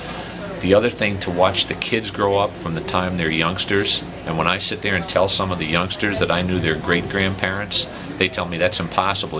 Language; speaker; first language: English; native; English